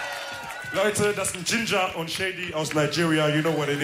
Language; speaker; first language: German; early bilingual, other home language; Wolof